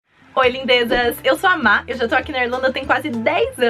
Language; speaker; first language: Portuguese; native; Portuguese